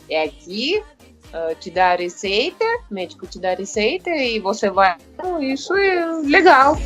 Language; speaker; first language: Portuguese; non-native, fluent; Russian